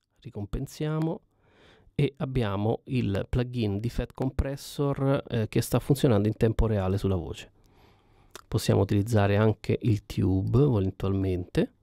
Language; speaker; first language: Italian; native; Italian